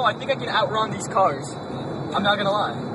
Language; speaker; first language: English; native; English